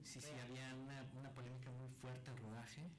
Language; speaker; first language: Spanish; native; Spanish